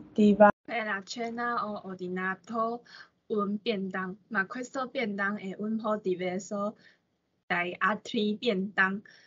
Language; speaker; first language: Italian; non-native, learner; Chinese